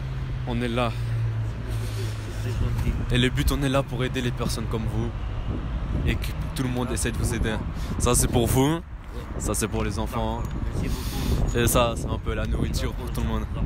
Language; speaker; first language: French; native; French